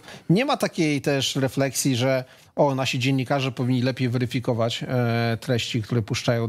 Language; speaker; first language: Polish; native; Polish